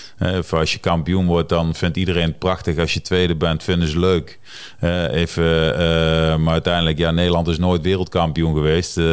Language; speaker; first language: Dutch; native; Dutch